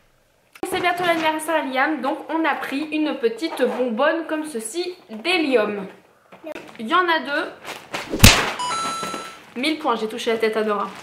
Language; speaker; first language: French; native; French